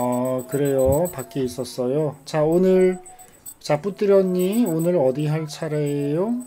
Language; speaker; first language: Korean; native; Korean